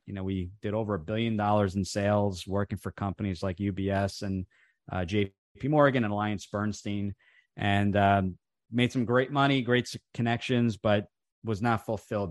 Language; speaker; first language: English; early bilingual, other home language; Italian